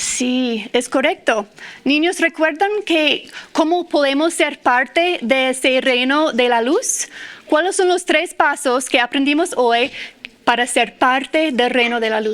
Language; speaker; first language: Spanish; non-native, fluent; English